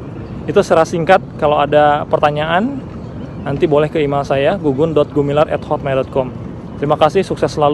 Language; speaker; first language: Indonesian; non-native, local second language; Sundanese